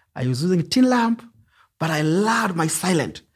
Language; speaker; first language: English; non-native, local second language; Luo (Kenya and Tanzania)